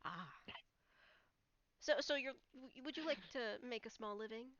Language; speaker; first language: English; native; English